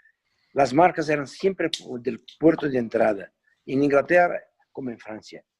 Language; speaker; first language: Spanish; non-native, fluent; Portuguese